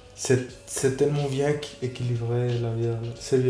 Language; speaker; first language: French; non-native, fluent; Spanish